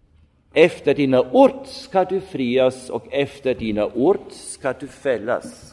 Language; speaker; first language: Swedish; non-native, fluent; German